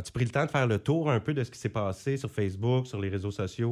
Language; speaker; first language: French; native; French